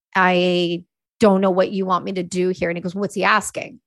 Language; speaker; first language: English; native; English